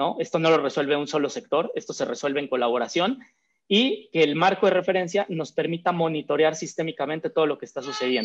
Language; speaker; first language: Spanish; native; Spanish